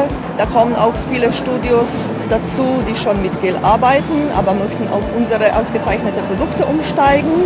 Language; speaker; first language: German; non-native, fluent; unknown